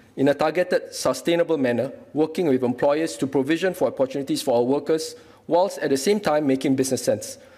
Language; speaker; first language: English; non-native, local second language; Malay